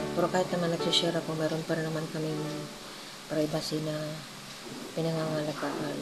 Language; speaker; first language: Filipino; non-native, local second language; Cebuano